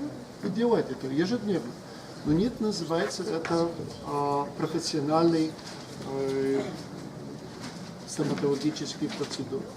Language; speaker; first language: Russian; non-native, learner; Polish